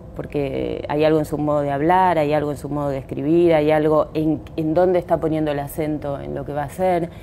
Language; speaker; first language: Spanish; native; Spanish